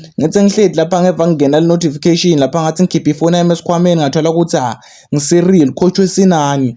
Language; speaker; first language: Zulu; non-native, local second language; Swati